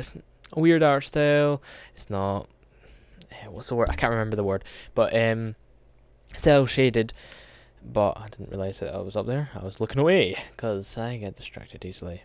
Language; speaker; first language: English; native; English